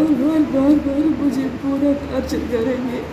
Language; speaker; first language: Hindi; non-native, local second language; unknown